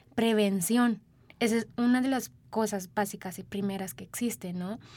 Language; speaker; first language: Spanish; non-native, fluent; Sinhala